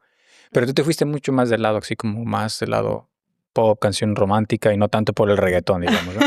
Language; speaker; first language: Spanish; native; Spanish